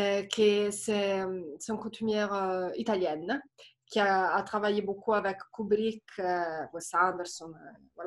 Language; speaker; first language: French; non-native, fluent; Italian